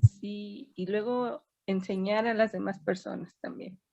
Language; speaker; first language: Spanish; native; Spanish